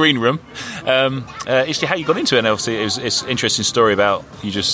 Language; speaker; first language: English; native; English